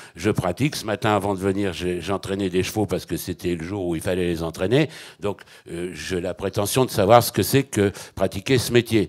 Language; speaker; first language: French; native; French